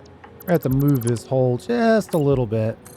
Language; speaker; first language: English; native; English